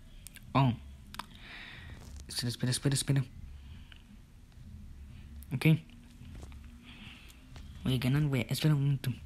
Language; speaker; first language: Spanish; early bilingual, heritage; Spanish